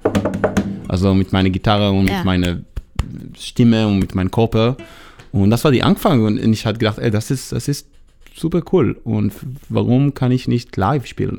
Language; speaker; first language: German; non-native, learner; Hebrew